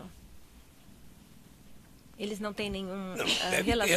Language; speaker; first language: Portuguese; native; Portuguese